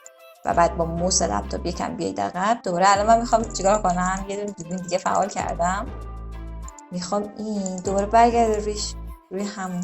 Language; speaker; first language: Persian; native; Persian